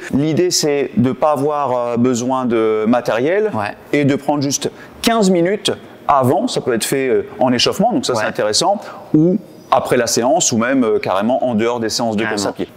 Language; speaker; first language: French; native; French